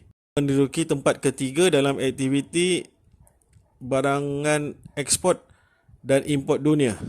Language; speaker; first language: Malay; native; Malay